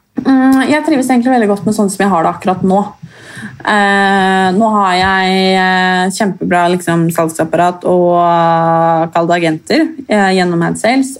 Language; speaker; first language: Norwegian; native; Norwegian